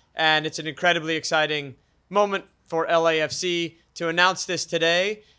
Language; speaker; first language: English; native; English